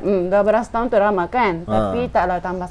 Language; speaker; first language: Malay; non-native, fluent; Japanese